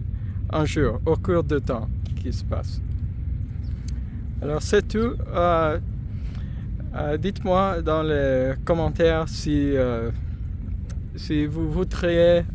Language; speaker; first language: French; non-native, fluent; English